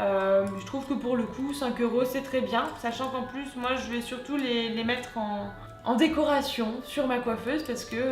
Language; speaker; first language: French; native; French